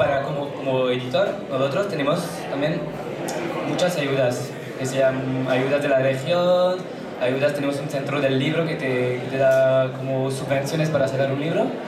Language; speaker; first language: Spanish; non-native, fluent; French